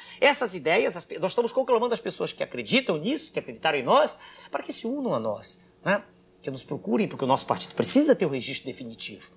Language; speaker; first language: Portuguese; native; Portuguese